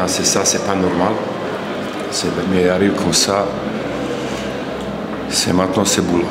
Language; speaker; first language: French; non-native, learner; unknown